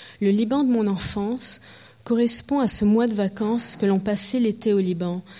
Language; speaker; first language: French; early bilingual, heritage; French